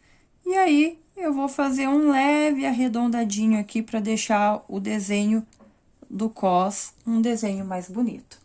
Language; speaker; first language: Portuguese; native; Portuguese